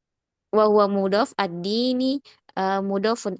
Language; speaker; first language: Arabic; non-native, learner; Indonesian